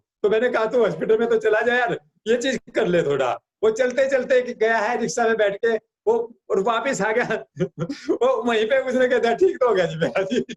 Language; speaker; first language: Hindi; native; Hindi